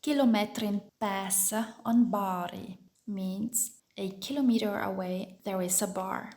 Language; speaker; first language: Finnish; non-native, fluent; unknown